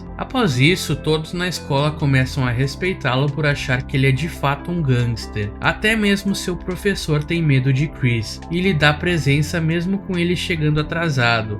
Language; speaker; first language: Portuguese; native; Portuguese